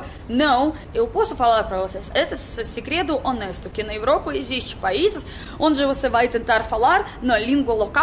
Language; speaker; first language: Portuguese; non-native, learner; Russian